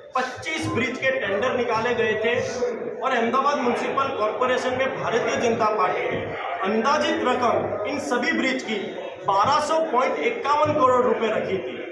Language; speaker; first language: Hindi; non-native, local second language; Gujarati